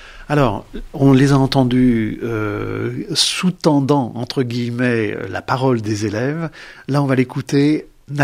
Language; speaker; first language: French; native; French